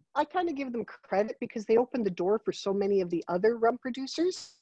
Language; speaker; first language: English; native; English